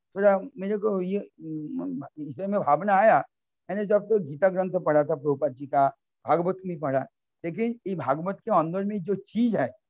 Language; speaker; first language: Hindi; non-native, local second language; Bangla